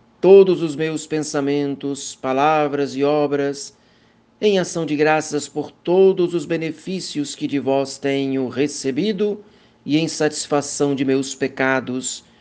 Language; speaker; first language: Portuguese; native; Portuguese